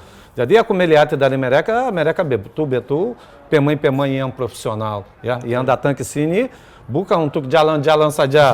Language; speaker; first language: Indonesian; non-native, fluent; Portuguese